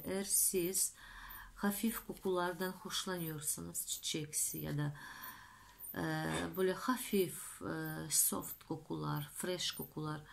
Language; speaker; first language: Turkish; non-native, fluent; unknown